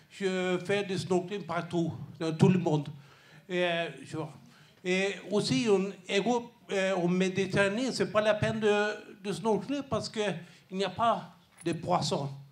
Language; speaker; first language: French; non-native, learner; Swedish